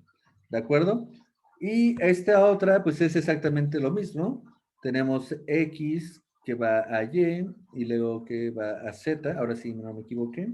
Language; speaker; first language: Spanish; native; Spanish